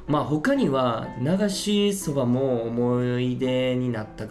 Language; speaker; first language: Japanese; native; Japanese